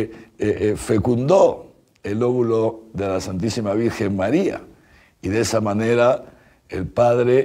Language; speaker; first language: Spanish; native; Spanish